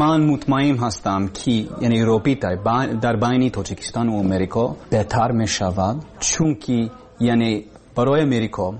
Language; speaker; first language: Persian; non-native, learner; English